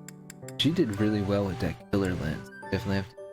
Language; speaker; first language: English; native; English